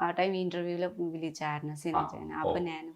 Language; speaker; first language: Malayalam; non-native, learner; Nepali